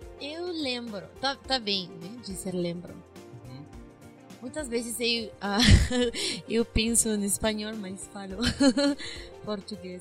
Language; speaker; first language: Portuguese; non-native, learner; Spanish